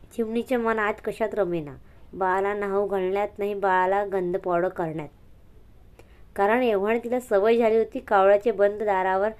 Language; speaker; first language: Marathi; non-native, local second language; Hindi